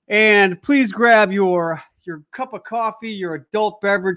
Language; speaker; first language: English; native; English